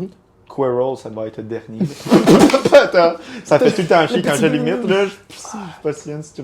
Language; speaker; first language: French; native; French